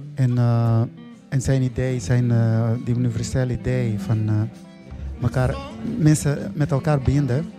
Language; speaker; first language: Dutch; non-native, fluent; Portuguese